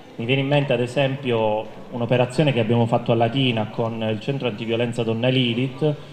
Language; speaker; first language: Italian; native; Italian